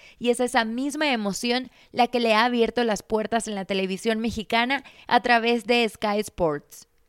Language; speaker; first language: Spanish; native; Spanish